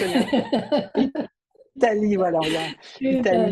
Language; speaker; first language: French; native; French